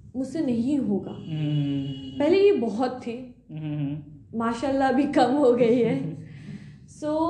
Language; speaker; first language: Hindi; non-native, local second language; Bangla